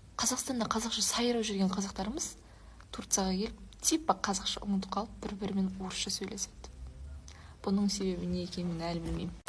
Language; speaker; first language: Kazakh; non-native, local second language; Uyghur